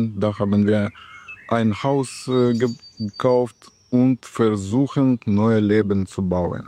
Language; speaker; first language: German; non-native, learner; Russian